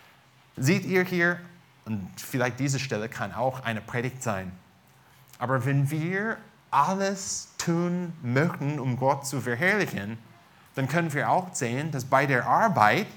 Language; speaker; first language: German; non-native, fluent; English